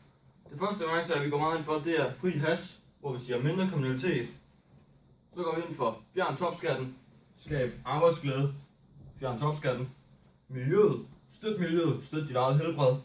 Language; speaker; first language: Danish; native; Danish